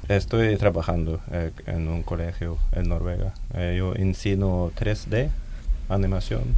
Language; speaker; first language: Spanish; non-native, learner; Norwegian